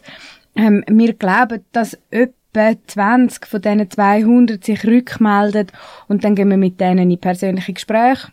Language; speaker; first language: German; native; German